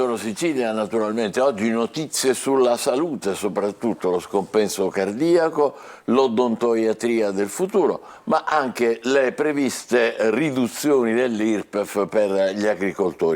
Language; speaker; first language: Italian; native; Italian